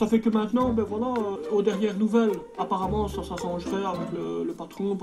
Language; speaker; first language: French; native; French